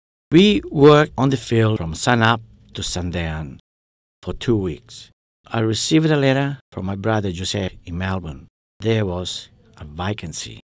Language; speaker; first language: English; non-native, fluent; Italian